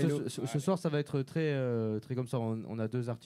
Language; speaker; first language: French; native; French